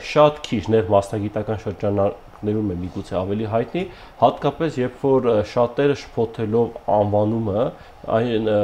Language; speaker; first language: Armenian; native; Armenian